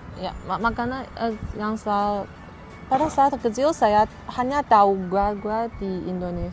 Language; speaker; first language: Indonesian; non-native, learner; Chinese